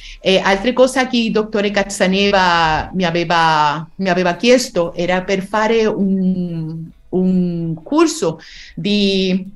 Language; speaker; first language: Italian; non-native, learner; Spanish